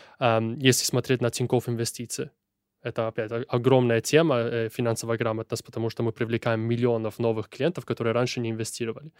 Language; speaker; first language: Russian; non-native, fluent; Italian